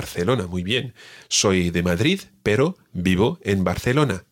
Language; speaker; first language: Spanish; non-native, fluent; English